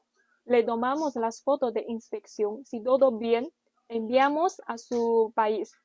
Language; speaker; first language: Spanish; non-native, learner; Chinese